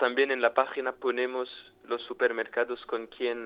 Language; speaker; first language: Spanish; non-native, fluent; French